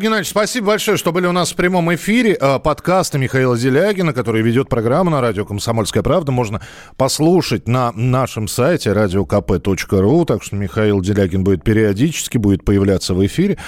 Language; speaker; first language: Russian; native; Russian